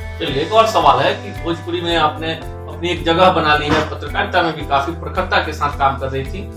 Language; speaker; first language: Hindi; native; Hindi